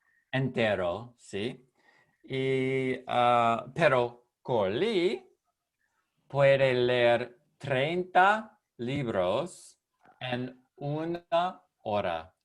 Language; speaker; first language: Spanish; non-native, learner; English